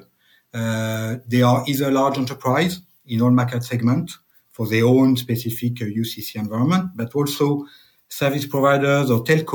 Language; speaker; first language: English; non-native, fluent; French